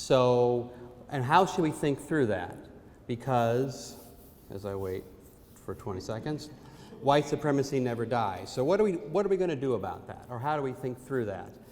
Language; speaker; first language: English; native; English